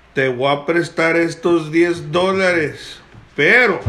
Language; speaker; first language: Spanish; early bilingual, heritage; Spanish